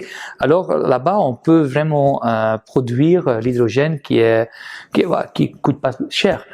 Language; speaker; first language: French; non-native, fluent; Dutch